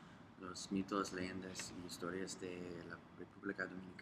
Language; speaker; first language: Spanish; non-native, learner; English